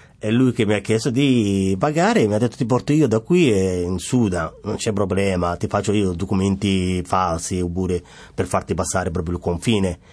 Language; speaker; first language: Italian; non-native, fluent; Somali